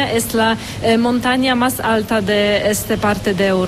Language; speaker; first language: Spanish; non-native, learner; Polish